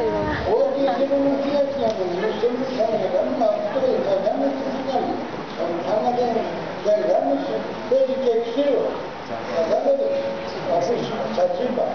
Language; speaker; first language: Greek; early bilingual, other home language; Turkish